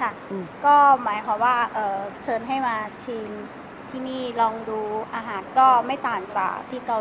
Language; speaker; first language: Thai; native; Thai